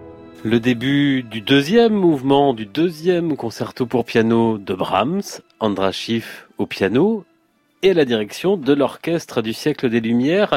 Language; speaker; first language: French; native; French